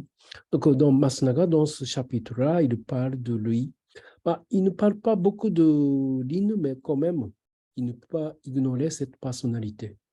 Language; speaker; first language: French; non-native, fluent; Japanese